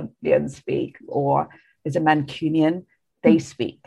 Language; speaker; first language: English; non-native, fluent; Bangla